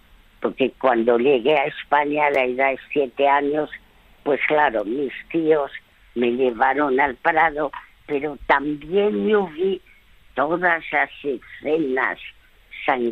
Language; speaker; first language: Spanish; early bilingual, other home language; French